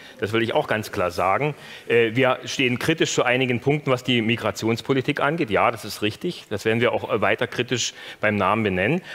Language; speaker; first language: German; native; German